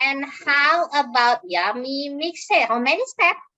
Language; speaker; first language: English; non-native, fluent; Indonesian